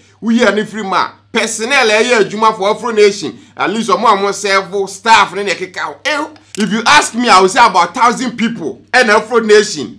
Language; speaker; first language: English; non-native, local second language; Akan